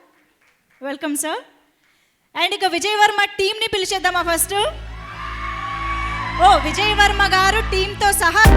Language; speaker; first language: Telugu; native; Telugu